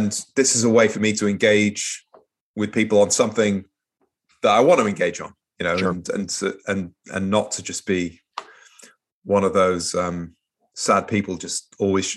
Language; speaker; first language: English; native; English